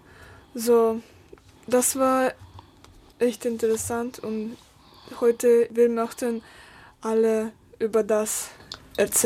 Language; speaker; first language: German; non-native, learner; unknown